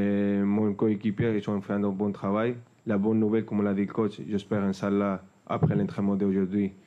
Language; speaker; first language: French; non-native, fluent; Spanish